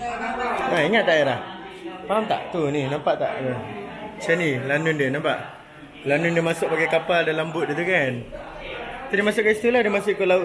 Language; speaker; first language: Malay; native; Malay